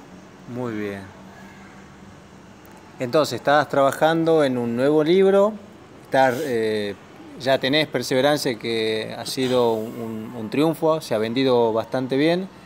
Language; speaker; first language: Spanish; native; Spanish